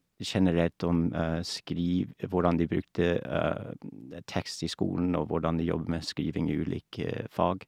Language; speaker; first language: Norwegian; non-native, fluent; English